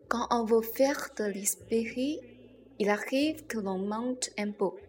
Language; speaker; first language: French; non-native, learner; Chinese